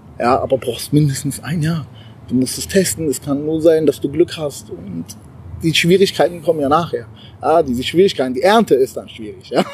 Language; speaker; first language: German; early bilingual, other home language; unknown